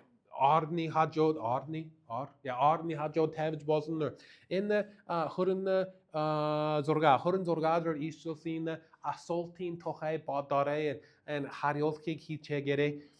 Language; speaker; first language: Mongolian; non-native, fluent; English